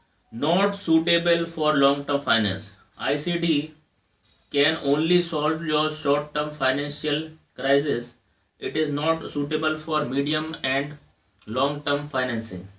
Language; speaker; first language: English; non-native, local second language; Hindi